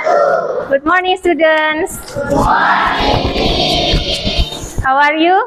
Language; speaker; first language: English; non-native, learner; Indonesian